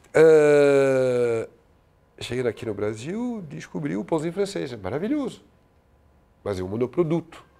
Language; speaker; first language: Portuguese; non-native, fluent; French